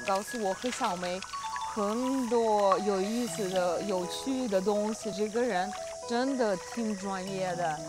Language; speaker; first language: Chinese; non-native, fluent; Russian